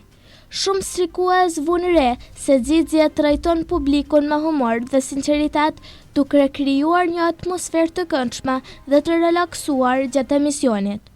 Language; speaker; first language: Albanian; native; Albanian